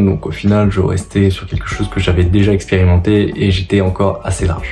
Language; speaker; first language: French; native; French